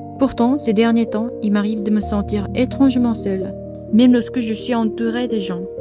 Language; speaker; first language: French; non-native, fluent; Korean